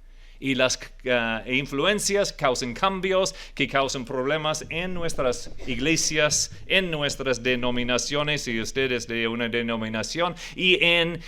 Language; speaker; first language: Spanish; non-native, fluent; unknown